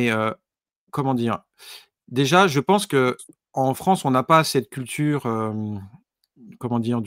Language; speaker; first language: French; native; French